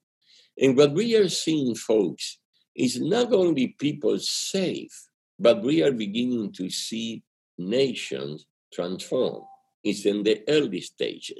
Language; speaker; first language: English; non-native, fluent; Spanish